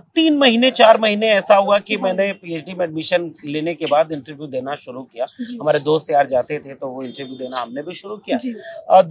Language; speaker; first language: Hindi; native; Hindi